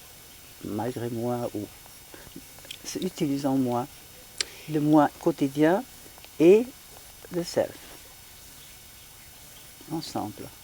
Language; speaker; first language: French; non-native, fluent; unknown